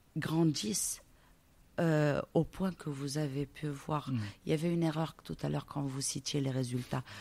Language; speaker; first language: French; non-native, local second language; Arabic